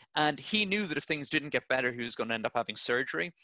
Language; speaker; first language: English; native; English